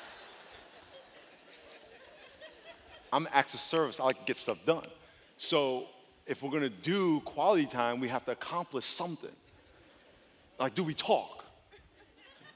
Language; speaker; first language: English; native; English